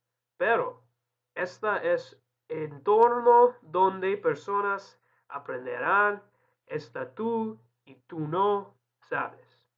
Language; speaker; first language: Spanish; non-native, learner; English